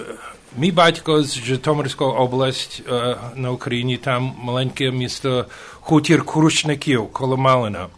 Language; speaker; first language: Ukrainian; early bilingual, heritage; Ukrainian